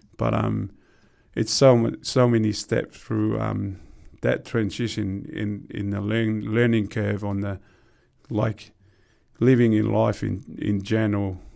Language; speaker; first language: English; non-native, fluent; Tongan